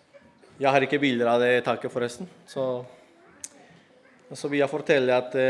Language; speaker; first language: Norwegian; non-native, fluent; Spanish